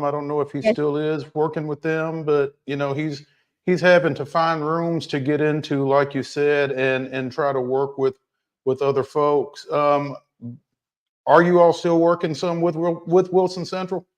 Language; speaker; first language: English; native; English